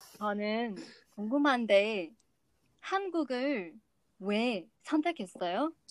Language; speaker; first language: Korean; non-native, learner; English